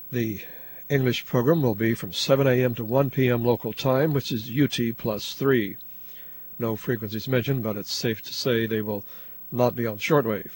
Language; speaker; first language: English; native; English